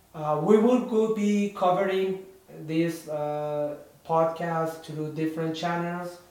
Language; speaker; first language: English; non-native, fluent; Persian